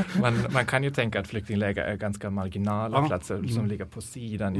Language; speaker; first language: Swedish; non-native, fluent; German